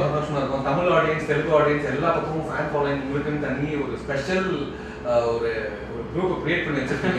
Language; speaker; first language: Tamil; native; Tamil